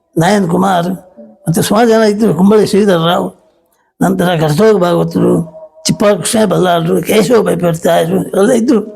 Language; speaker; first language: Kannada; native; Kannada